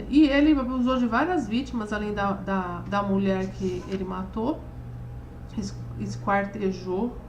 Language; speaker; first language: Portuguese; native; Portuguese